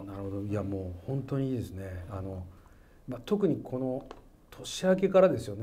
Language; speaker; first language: Japanese; native; Japanese